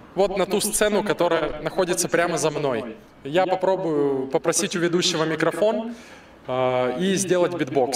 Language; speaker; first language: Russian; native; Russian